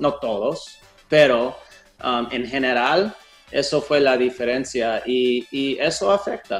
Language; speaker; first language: Spanish; non-native, fluent; English